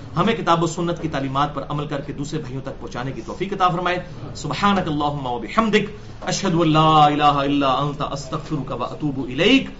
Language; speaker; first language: Urdu; non-native, local second language; Punjabi